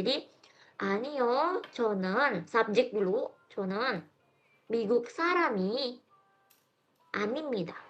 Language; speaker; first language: Korean; non-native, fluent; Indonesian